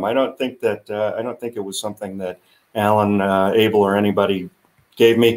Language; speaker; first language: English; native; English